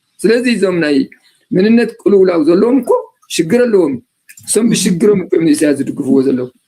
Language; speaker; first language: Tigrinya; native; Tigrinya